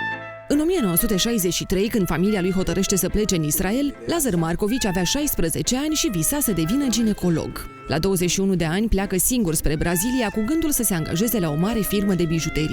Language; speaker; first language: Romanian; native; Romanian